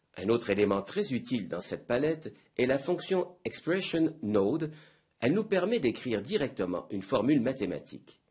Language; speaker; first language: French; native; French